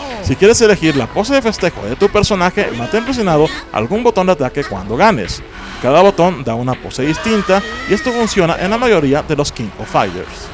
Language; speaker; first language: Spanish; native; Spanish